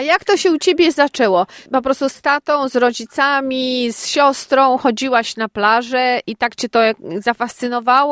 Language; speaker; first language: Polish; native; Polish